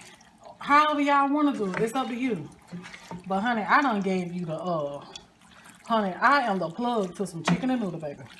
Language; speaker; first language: English; native; English